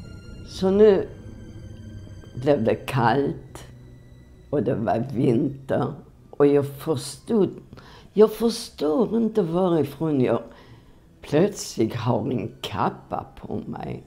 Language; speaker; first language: Swedish; non-native, fluent; Polish